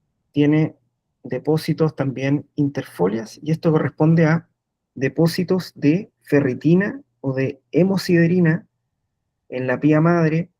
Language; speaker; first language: Spanish; native; Spanish